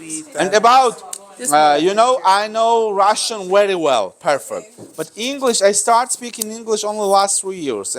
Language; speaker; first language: English; non-native, learner; Georgian